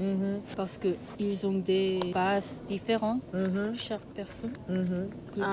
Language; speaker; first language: French; non-native, learner; Korean